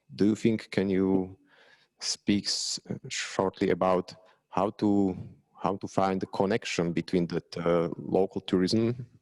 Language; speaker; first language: English; non-native, fluent; Slovak